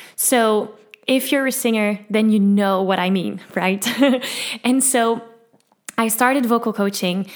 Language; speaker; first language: English; non-native, fluent; Dutch